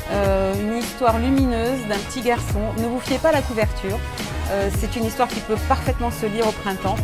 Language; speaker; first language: French; native; French